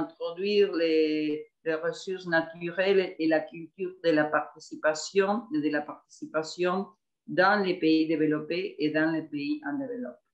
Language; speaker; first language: French; non-native, fluent; Spanish